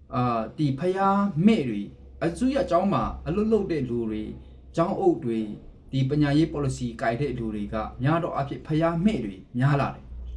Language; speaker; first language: Burmese; non-native, local second language; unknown